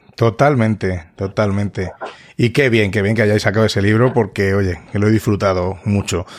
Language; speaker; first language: Spanish; native; Spanish